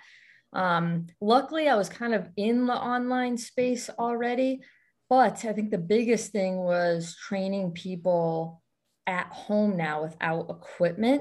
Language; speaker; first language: English; native; English